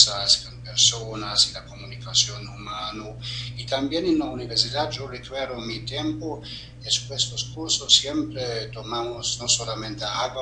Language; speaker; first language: Spanish; non-native, fluent; German